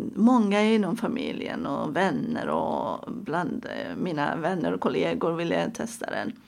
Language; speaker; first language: Swedish; non-native, fluent; Persian